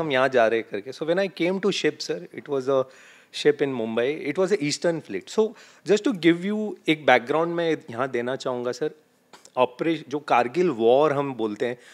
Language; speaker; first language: Hindi; non-native, local second language; Malayalam